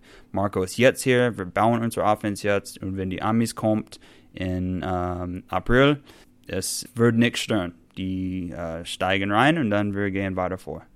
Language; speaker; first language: German; non-native, fluent; English